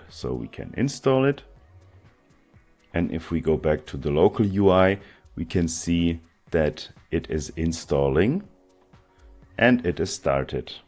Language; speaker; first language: English; non-native, fluent; German